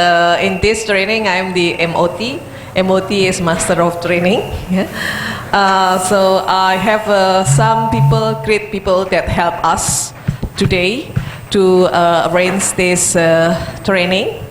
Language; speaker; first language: English; non-native, fluent; Indonesian